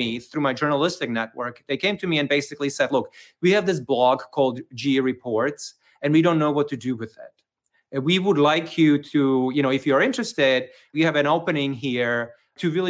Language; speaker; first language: English; non-native, fluent; Czech